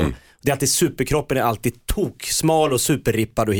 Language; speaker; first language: Swedish; native; Swedish